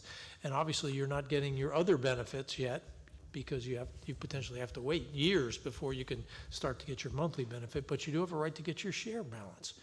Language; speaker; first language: English; native; English